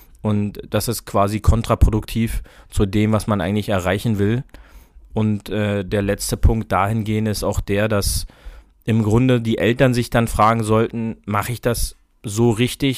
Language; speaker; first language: German; native; German